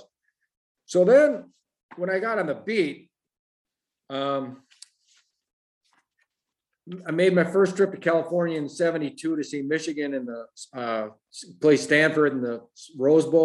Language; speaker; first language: English; native; English